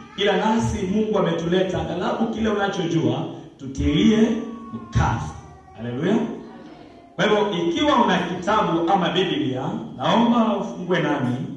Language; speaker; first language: Swahili; non-native, local second language; Luyia